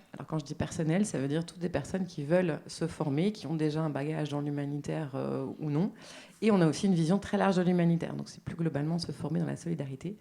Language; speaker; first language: French; native; French